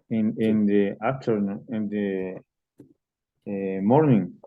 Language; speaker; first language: English; non-native, learner; Spanish